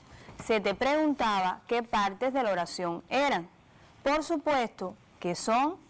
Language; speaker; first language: Spanish; native; Spanish